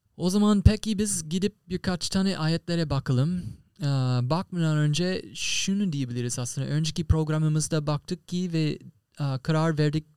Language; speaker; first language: Turkish; non-native, fluent; English